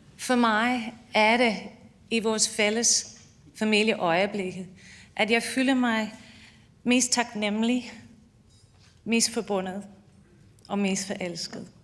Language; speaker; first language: Danish; non-native, fluent; English